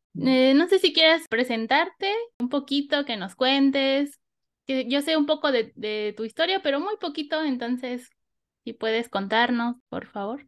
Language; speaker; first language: Spanish; native; Spanish